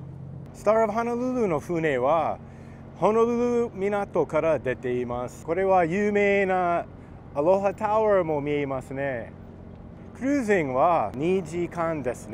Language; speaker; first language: Japanese; non-native, learner; English